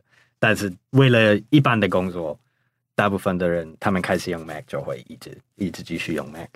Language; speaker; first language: Chinese; non-native, fluent; English